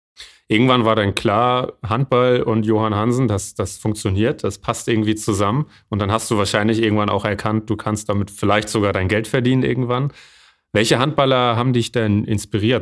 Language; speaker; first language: German; native; German